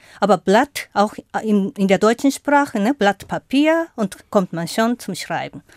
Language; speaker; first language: German; non-native, fluent; Japanese